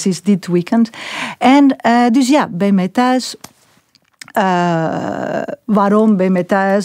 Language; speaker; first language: Dutch; non-native, local second language; French